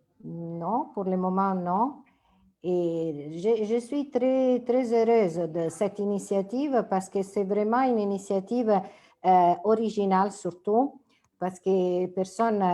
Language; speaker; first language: French; non-native, fluent; Italian